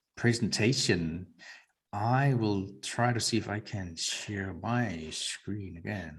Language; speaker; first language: English; non-native, fluent; Danish